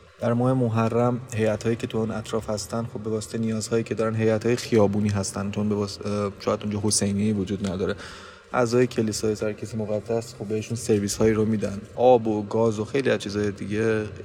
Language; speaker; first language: Persian; non-native, local second language; Armenian